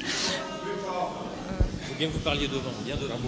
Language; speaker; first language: French; non-native, learner; Russian